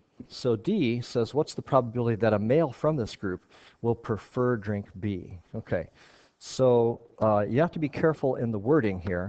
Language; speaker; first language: English; native; English